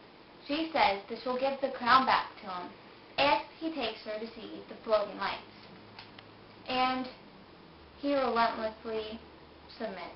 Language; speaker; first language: English; native; English